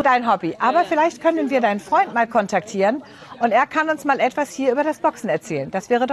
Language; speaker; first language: German; native; German